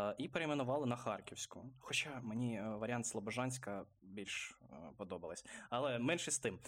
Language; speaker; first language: Ukrainian; non-native, local second language; Russian